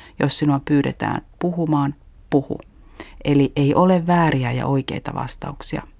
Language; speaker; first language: Finnish; native; Finnish